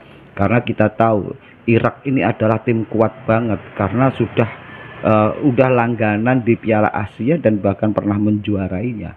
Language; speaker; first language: Indonesian; native; Indonesian